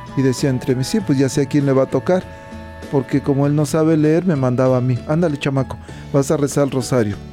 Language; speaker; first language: Spanish; native; Spanish